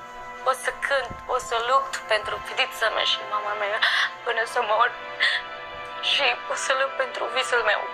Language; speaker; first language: Romanian; non-native, learner; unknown